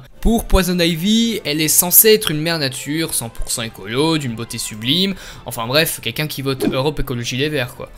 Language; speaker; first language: French; native; French